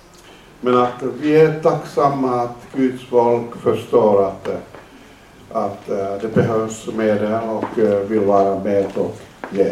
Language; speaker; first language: Swedish; non-native, fluent; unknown